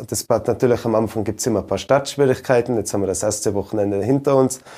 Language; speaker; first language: German; native; German